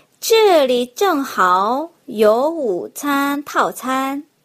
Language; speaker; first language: Chinese; non-native, fluent; Korean